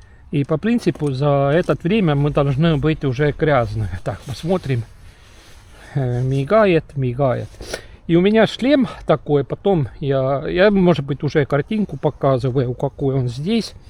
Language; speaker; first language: Russian; non-native, local second language; Estonian